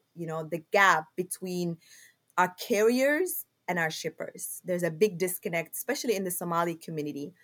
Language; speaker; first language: English; non-native, fluent; Somali